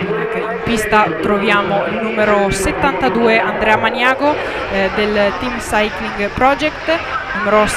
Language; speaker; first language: Italian; native; Italian